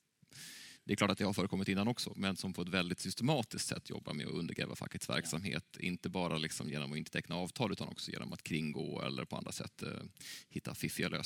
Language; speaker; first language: Swedish; native; Swedish